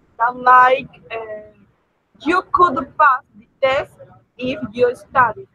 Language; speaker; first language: English; non-native, learner; Spanish